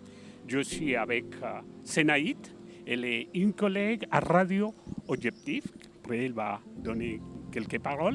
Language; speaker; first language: French; non-native, fluent; Spanish